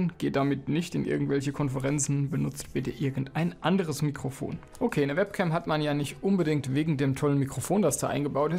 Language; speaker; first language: German; native; German